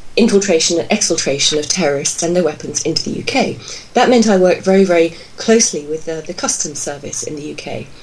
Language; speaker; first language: English; native; English